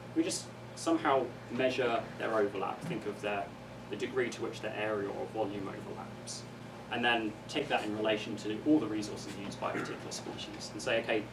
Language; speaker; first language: English; native; English